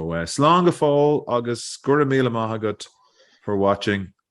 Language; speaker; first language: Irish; non-native, learner; English